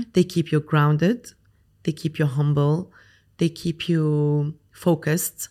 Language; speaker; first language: English; non-native, fluent; Arabic